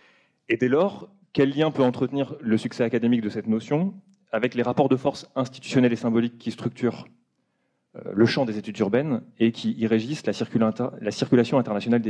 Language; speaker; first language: French; native; French